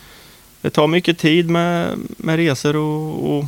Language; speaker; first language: Swedish; native; Swedish